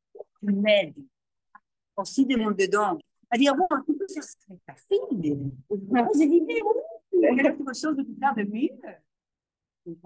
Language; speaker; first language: French; non-native, learner; Spanish